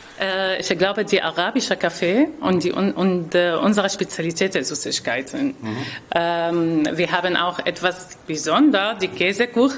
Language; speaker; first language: German; non-native, learner; Arabic